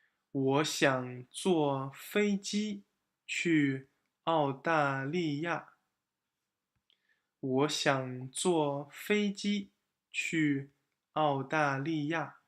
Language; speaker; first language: Chinese; non-native, fluent; English